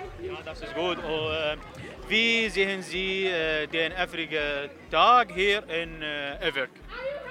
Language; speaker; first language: German; non-native, learner; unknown